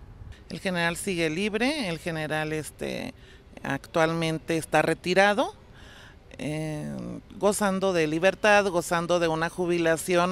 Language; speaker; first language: Spanish; native; Spanish